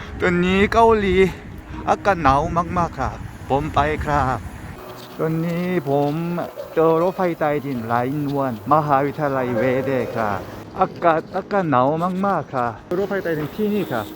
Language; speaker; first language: Thai; non-native, learner; Korean